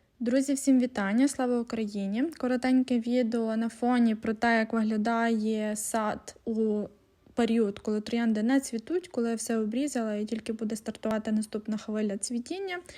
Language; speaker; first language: Ukrainian; native; Ukrainian